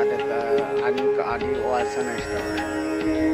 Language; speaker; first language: Arabic; non-native, learner; Bangla